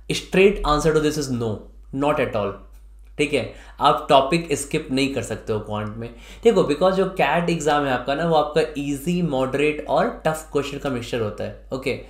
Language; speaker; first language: Hindi; native; Hindi